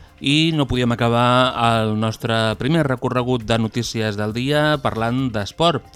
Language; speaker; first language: Catalan; native; Catalan